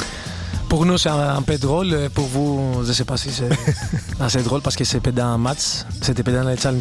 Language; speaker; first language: French; non-native, fluent; Greek